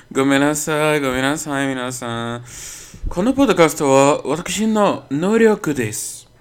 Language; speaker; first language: Japanese; non-native, fluent; Portuguese